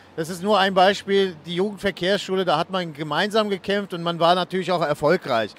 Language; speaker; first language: German; early bilingual, other home language; Turkish